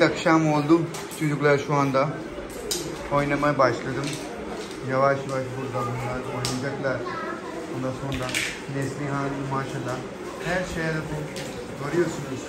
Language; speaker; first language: Turkish; non-native, learner; Urdu